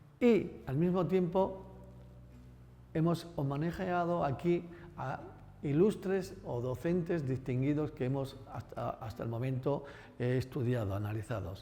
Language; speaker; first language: Spanish; native; Spanish